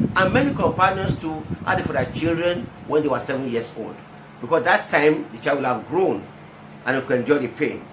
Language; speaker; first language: English; non-native, local second language; Yoruba